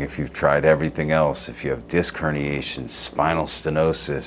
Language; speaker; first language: English; native; English